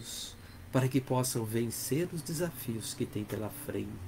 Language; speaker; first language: Portuguese; native; Portuguese